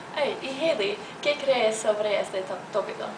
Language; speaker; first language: Spanish; non-native, learner; English